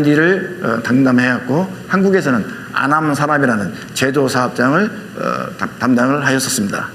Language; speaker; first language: Korean; native; Korean